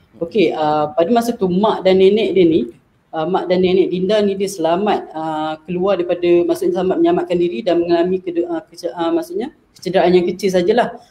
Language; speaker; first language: Malay; native; Malay